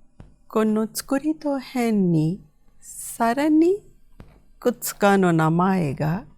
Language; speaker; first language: Japanese; non-native, fluent; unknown